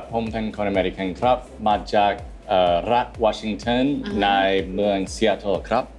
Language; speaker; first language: Thai; non-native, learner; English